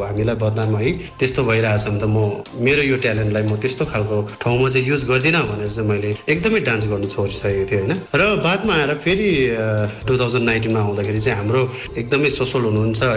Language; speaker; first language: Nepali; native; Nepali